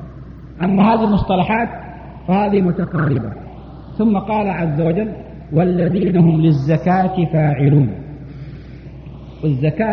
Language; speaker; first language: Arabic; native; Arabic